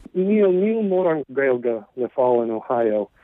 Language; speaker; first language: Irish; non-native, learner; English